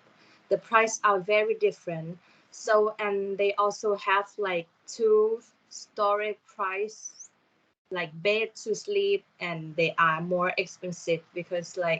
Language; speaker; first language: English; non-native, learner; Thai